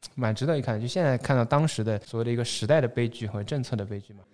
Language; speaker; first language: Chinese; non-native, local second language; Wu Chinese